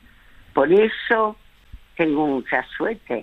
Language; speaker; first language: Spanish; early bilingual, other home language; French